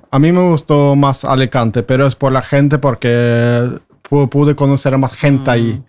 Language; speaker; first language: Spanish; non-native, fluent; Norwegian